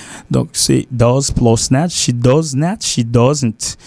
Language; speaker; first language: English; non-native, fluent; Haitian Creole